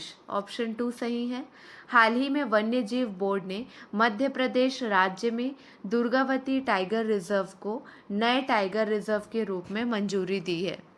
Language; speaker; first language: Hindi; native; Hindi